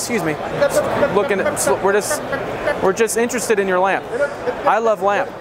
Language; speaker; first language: English; native; English